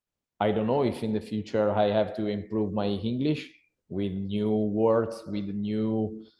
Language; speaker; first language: English; non-native, learner; Italian